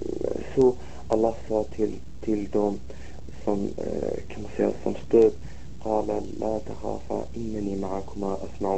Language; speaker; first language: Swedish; non-native, fluent; Arabic